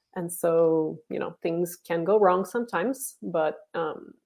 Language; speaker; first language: English; non-native, fluent; Portuguese